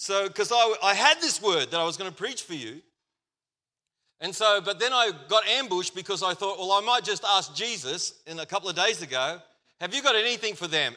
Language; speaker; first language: English; native; English